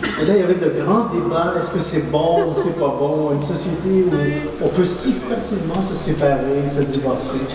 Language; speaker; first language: French; early bilingual, other home language; Spanish